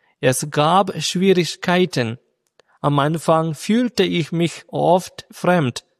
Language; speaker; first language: German; non-native, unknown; Malayalam